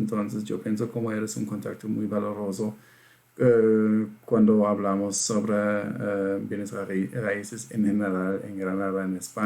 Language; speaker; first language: Spanish; non-native, fluent; German